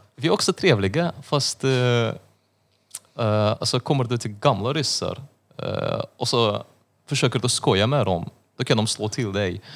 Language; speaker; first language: Swedish; non-native, fluent; Russian